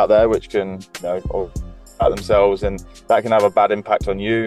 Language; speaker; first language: English; native; English